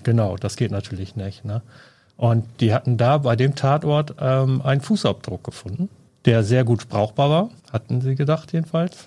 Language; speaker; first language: German; native; German